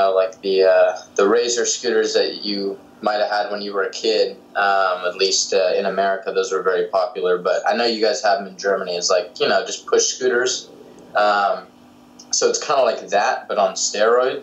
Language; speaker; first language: English; native; English